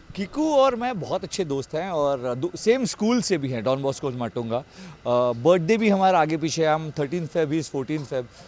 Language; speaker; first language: Hindi; non-native, local second language; Tulu